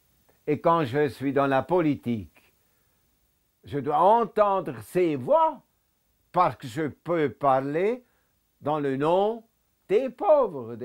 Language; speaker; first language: French; non-native, local second language; German